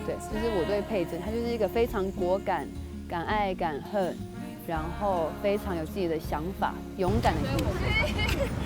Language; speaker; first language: Chinese; native; Chinese